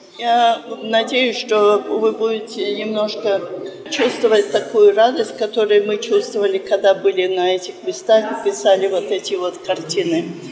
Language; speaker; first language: Russian; early bilingual, heritage; Russian